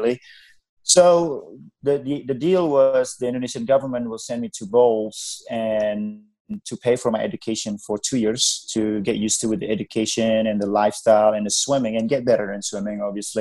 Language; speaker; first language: English; non-native, fluent; Indonesian